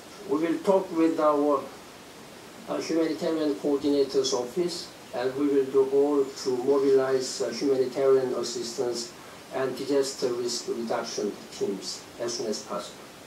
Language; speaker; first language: English; non-native, fluent; Korean